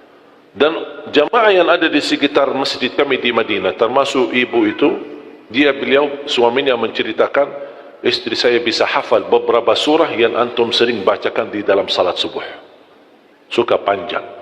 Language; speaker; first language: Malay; non-native, fluent; Arabic